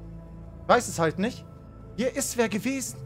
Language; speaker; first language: German; native; German